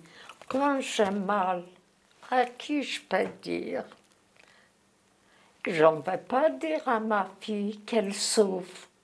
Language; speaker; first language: French; non-native, learner; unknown